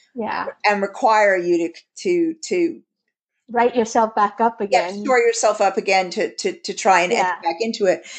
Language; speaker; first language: English; early bilingual, other home language; Vietnamese